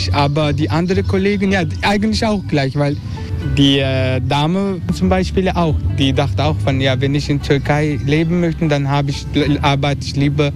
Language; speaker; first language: German; non-native, learner; Turkish